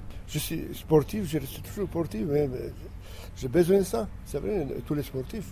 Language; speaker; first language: French; non-native, learner; Slovak